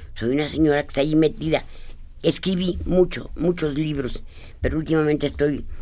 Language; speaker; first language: Spanish; native; Spanish